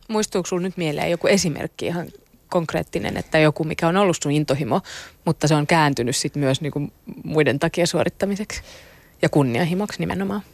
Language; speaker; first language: Finnish; native; Finnish